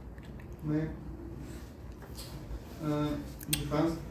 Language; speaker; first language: French; non-native, learner; Bulgarian